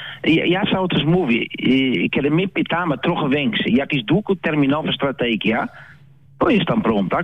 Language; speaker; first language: Polish; non-native, learner; Dutch